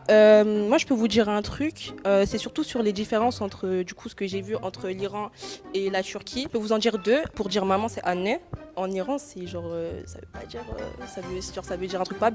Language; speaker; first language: French; native; French